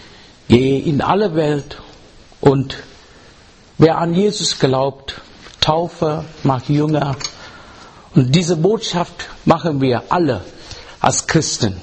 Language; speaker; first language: German; non-native, fluent; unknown